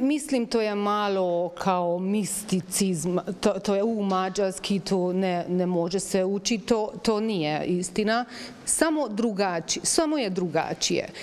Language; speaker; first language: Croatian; non-native, fluent; Hungarian